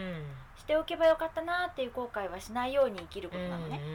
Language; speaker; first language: Japanese; native; Japanese